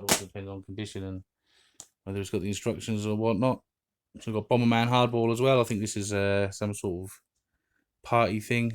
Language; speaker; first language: English; native; English